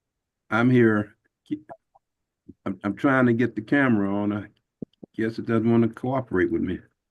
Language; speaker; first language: English; native; English